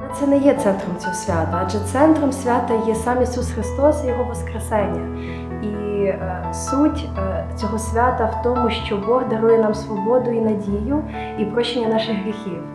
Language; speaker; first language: Ukrainian; native; Ukrainian